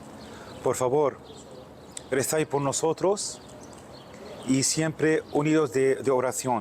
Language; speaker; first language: Spanish; non-native, fluent; Arabic